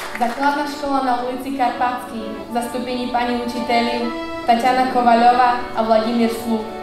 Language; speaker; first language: Slovak; non-native, local second language; Rusyn